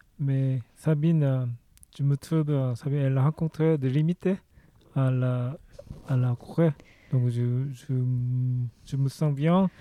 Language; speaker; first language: French; non-native, learner; Korean